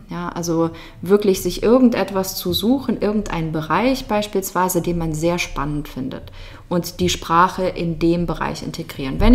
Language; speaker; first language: German; early bilingual, other home language; Russian